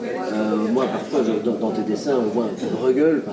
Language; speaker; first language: French; native; French